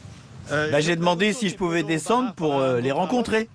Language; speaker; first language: French; native; French